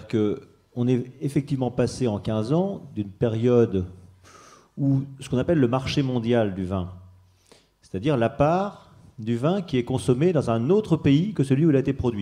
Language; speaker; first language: French; native; French